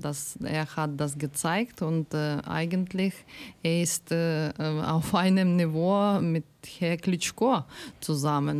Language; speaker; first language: German; non-native, learner; Ukrainian